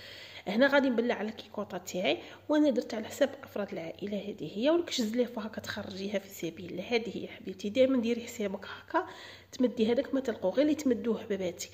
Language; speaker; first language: Arabic; native; Arabic